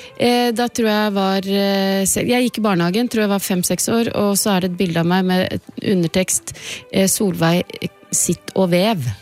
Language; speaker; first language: Norwegian; native; Norwegian